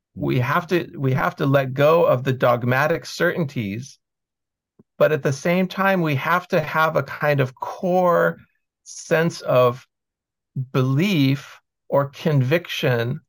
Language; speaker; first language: English; native; English